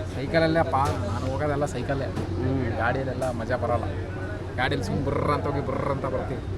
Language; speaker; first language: Kannada; native; Kannada